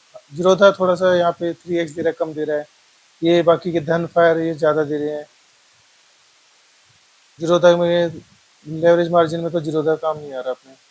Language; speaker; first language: Hindi; native; Hindi